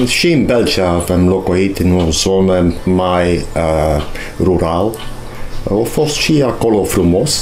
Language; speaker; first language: Romanian; non-native, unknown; Dutch